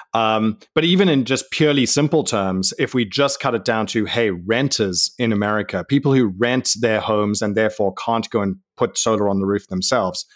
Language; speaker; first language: English; native; English